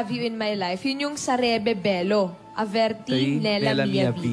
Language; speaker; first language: Italian; non-native, learner; Filipino